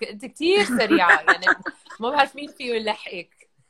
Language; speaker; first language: Arabic; early bilingual, heritage; Arabic